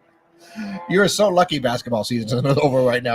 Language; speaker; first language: English; native; English